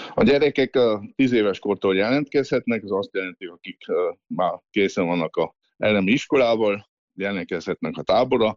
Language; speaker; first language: Hungarian; native; Hungarian